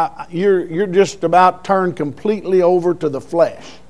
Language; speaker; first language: English; native; English